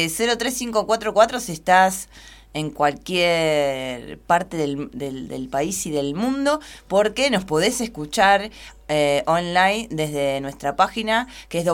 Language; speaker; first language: Spanish; native; Spanish